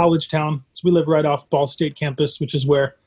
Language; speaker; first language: English; native; English